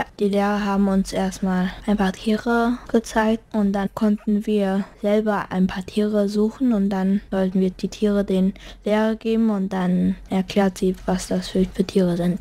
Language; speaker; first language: German; early bilingual, heritage; German